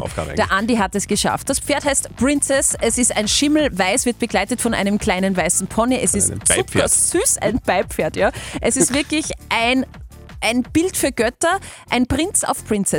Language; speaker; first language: German; native; German